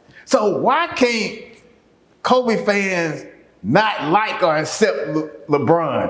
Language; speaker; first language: English; native; English